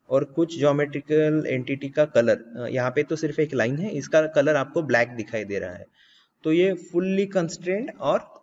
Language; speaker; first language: Hindi; native; Hindi